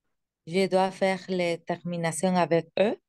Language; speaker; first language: French; non-native, learner; Spanish